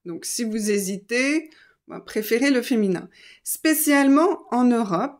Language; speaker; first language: French; native; French